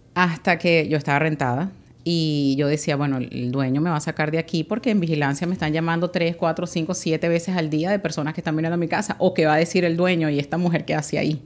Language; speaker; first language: Spanish; native; Spanish